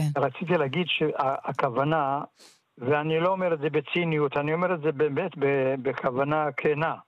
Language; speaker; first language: Hebrew; early bilingual, other home language; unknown